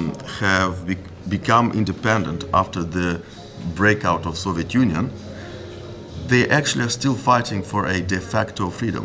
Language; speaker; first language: English; non-native, fluent; Romanian